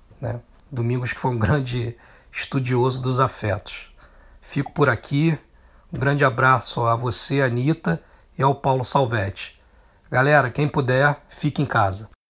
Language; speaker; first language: Portuguese; native; Portuguese